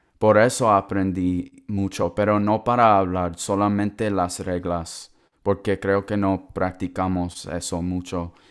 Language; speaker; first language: Spanish; early bilingual, heritage; English